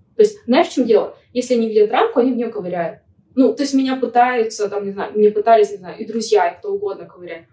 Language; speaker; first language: Russian; native; Russian